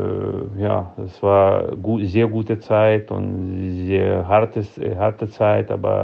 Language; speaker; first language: German; non-native, fluent; Lithuanian